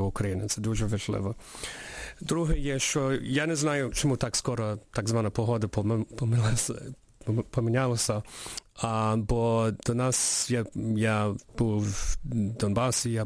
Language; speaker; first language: Ukrainian; early bilingual, heritage; Ukrainian